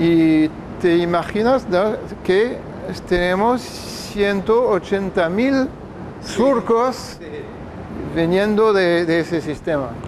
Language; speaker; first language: Spanish; non-native, fluent; French